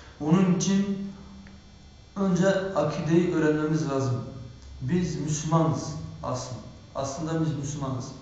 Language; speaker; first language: Turkish; early bilingual, heritage; Turkish